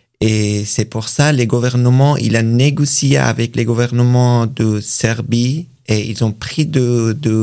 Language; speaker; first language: French; non-native, learner; Persian